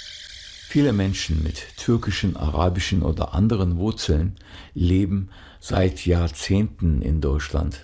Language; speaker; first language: German; early bilingual, other home language; Turkish